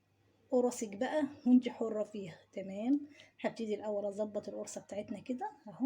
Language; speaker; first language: Arabic; native; Arabic